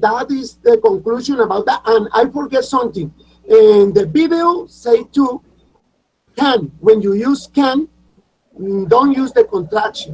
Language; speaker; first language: English; non-native, learner; Spanish